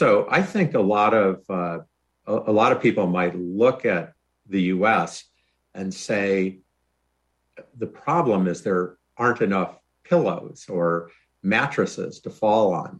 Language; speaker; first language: English; native; English